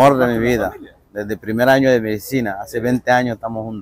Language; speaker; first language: Spanish; non-native, fluent; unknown